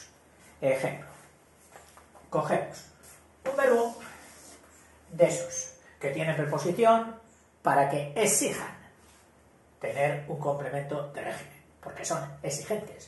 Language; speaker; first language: Spanish; native; Spanish